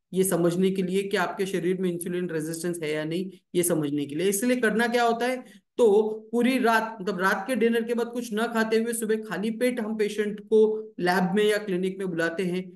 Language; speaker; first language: Hindi; native; Hindi